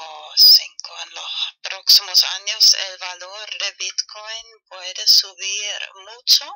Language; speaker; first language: Spanish; non-native, fluent; German